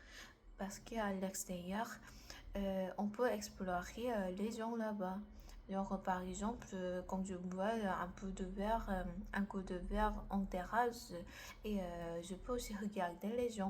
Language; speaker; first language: French; non-native, learner; Korean